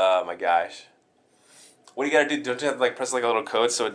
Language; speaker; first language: English; native; English